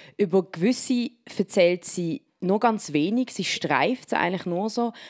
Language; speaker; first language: German; native; German